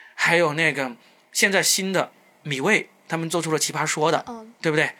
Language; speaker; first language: Chinese; non-native, local second language; Cantonese